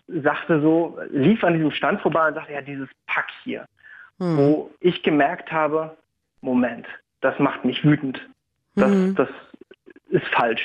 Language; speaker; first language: German; native; German